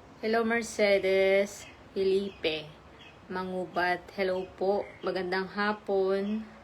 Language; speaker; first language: Filipino; non-native, local second language; Iloko